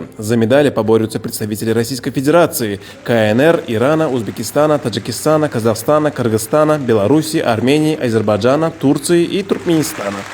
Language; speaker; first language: Russian; native; Russian